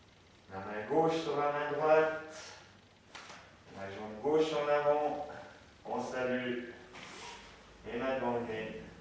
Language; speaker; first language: French; native; French